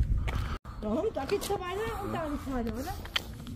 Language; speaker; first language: German; native; German